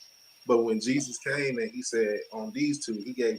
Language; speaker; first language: English; native; English